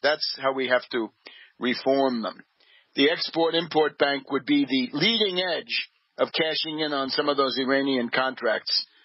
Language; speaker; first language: English; native; English